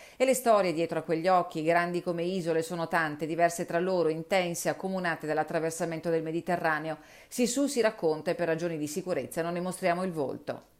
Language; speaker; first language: Italian; native; Italian